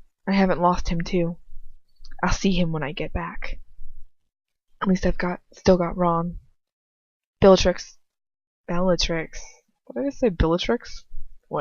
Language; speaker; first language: English; native; English